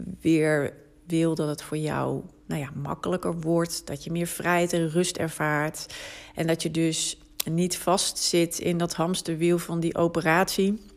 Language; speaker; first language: Dutch; native; Dutch